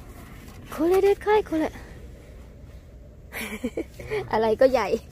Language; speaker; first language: Japanese; non-native, fluent; Thai